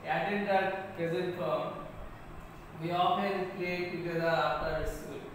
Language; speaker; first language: English; non-native, local second language; Bangla